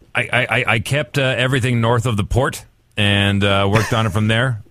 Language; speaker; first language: English; native; English